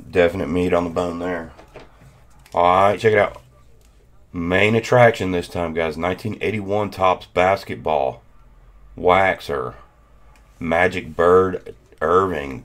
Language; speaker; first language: English; native; English